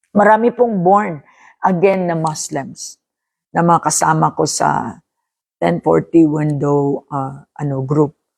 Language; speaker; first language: Filipino; non-native, local second language; Hiligaynon